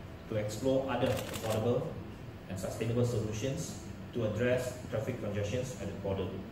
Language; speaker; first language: English; non-native, local second language; Chinese